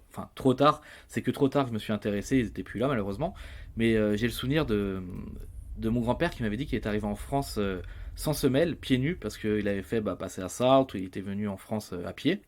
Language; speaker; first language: French; native; French